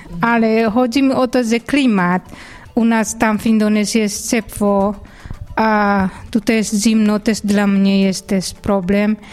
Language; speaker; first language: Polish; non-native, learner; Indonesian